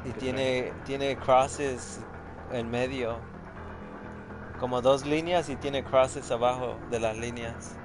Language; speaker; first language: Spanish; early bilingual, other home language; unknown